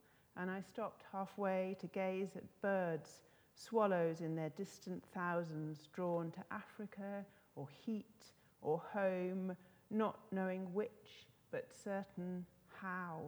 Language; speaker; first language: English; native; English